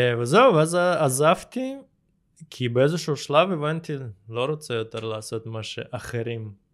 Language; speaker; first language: Hebrew; early bilingual, other home language; Russian